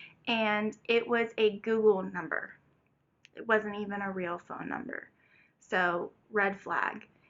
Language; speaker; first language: English; native; English